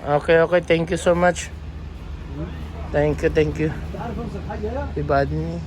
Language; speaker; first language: English; non-native, local second language; Filipino